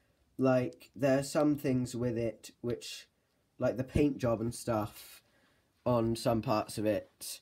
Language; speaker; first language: English; native; English